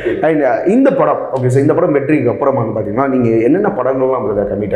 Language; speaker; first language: Tamil; native; Tamil